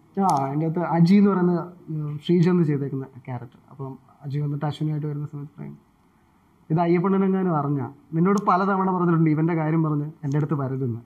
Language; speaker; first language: Malayalam; native; Malayalam